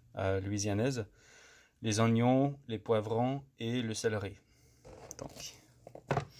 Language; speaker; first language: French; non-native, fluent; English